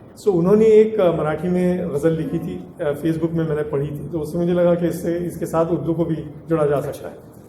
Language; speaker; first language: Hindi; non-native, local second language; Marathi